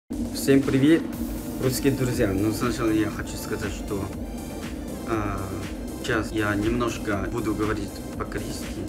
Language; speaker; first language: Russian; non-native, learner; Korean